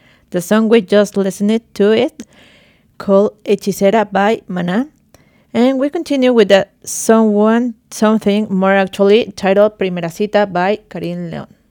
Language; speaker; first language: English; non-native, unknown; Spanish